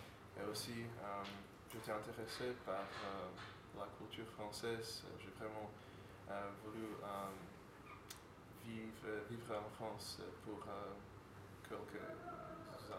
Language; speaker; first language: French; non-native, learner; Slovak